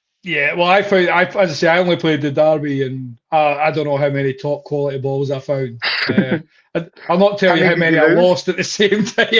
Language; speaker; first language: English; native; English